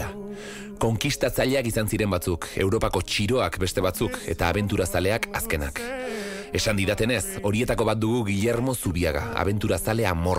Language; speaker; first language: Basque; native; Basque